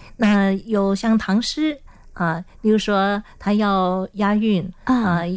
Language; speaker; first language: Chinese; non-native, local second language; Hakka Chinese